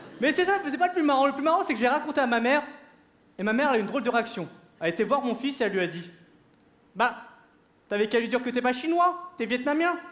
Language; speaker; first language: French; early bilingual, other home language; Vietnamese